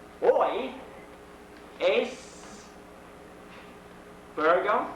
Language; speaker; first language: Spanish; non-native, fluent; English